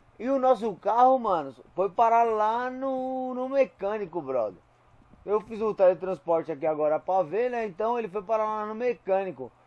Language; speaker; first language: Portuguese; native; Portuguese